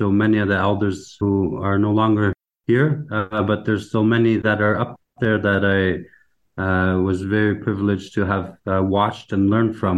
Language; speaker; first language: English; native; English